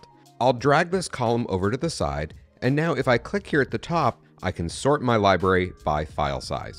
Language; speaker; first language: English; native; English